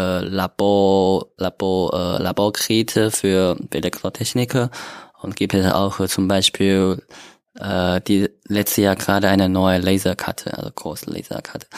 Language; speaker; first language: German; non-native, learner; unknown